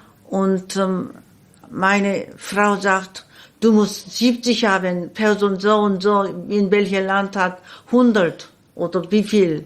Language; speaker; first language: German; non-native, learner; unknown